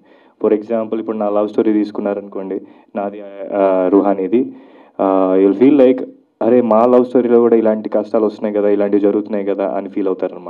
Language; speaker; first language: Telugu; native; Telugu